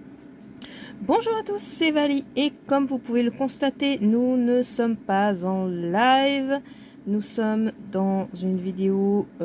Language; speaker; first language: French; native; French